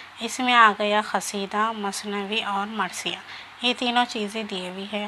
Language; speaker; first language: Urdu; native; Urdu